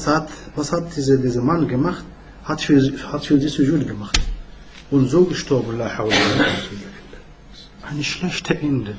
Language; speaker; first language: German; non-native, learner; Arabic